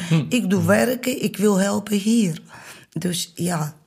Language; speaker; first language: Dutch; non-native, learner; Ukrainian